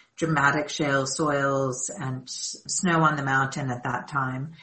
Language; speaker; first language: English; native; English